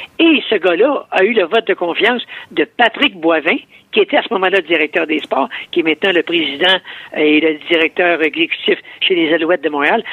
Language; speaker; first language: French; native; French